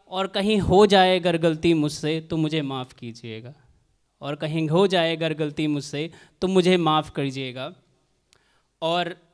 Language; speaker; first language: Hindi; native; Hindi